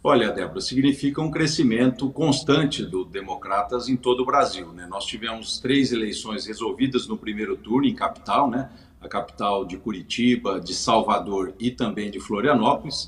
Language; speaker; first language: Portuguese; native; Portuguese